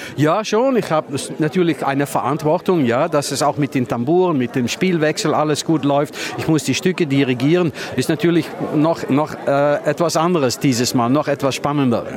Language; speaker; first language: German; non-native, fluent; Dutch